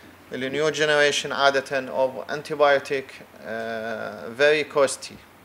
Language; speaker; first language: English; non-native, fluent; Arabic